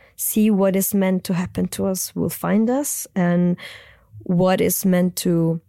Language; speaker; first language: English; non-native, fluent; Italian